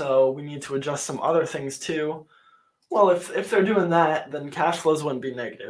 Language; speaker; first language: English; native; English